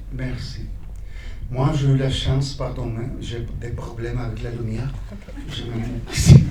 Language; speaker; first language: French; non-native, fluent; Spanish